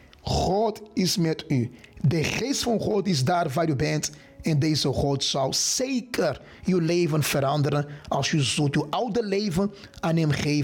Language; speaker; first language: Dutch; non-native, fluent; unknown